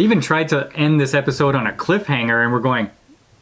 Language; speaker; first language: English; native; English